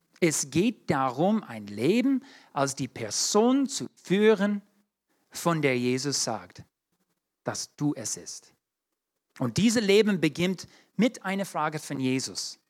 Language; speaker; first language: German; non-native, fluent; English